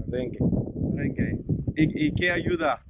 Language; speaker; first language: Spanish; non-native, learner; English